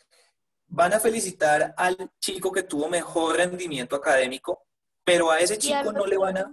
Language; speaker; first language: Spanish; native; Spanish